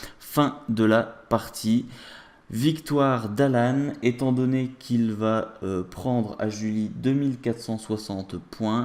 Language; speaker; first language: French; native; French